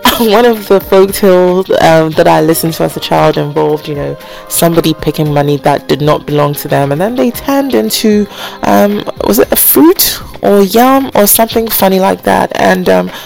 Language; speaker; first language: English; non-native, local second language; Akan